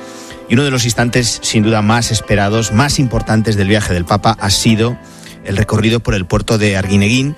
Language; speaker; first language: Spanish; native; Spanish